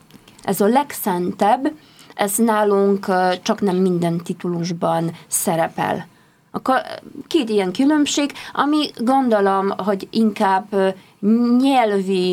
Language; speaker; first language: Hungarian; non-native, fluent; Polish